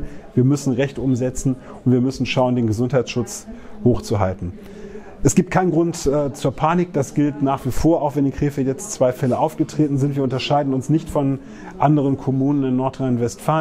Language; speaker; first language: German; native; German